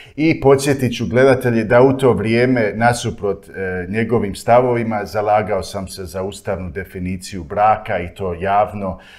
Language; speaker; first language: Croatian; early bilingual, heritage; Croatian